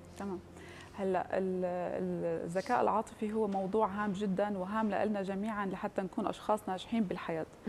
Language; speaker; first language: Arabic; native; Arabic